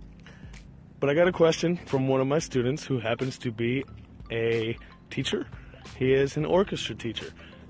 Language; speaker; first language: English; native; English